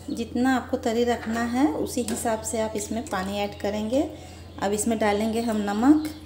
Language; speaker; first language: Hindi; non-native, local second language; Bangla